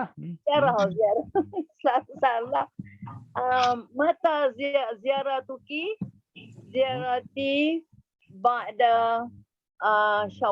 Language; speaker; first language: Arabic; non-native, learner; Malay